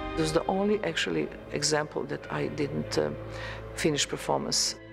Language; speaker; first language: English; non-native, fluent; Serbian